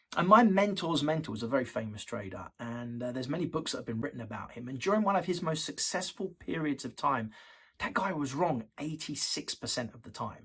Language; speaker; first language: English; native; English